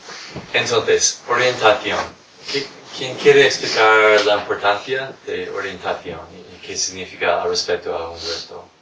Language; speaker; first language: Spanish; non-native, fluent; English